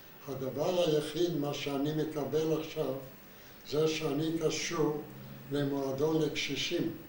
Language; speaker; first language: Hebrew; non-native, fluent; Yiddish